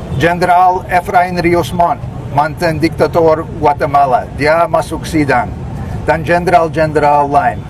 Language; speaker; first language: Malay; non-native, fluent; English